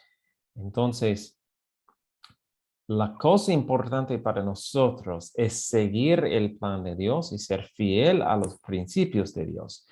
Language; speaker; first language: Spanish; non-native, fluent; English